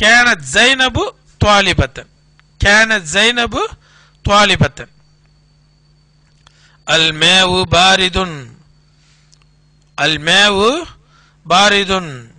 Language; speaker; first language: Arabic; non-native, fluent; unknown